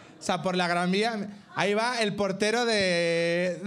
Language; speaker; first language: Spanish; native; Spanish